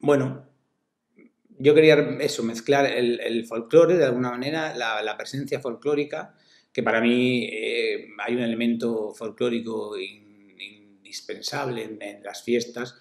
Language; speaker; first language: Spanish; native; Spanish